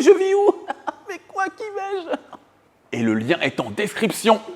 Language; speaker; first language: French; native; French